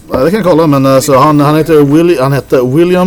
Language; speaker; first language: Swedish; native; Swedish